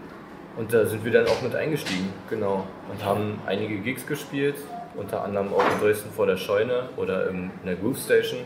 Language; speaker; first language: German; native; German